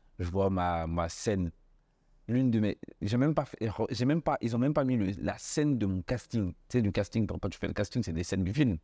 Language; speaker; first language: French; early bilingual, other home language; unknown